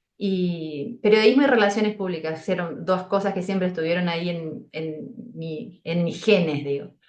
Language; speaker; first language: Spanish; native; Spanish